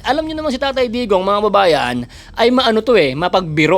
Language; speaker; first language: Filipino; native; Filipino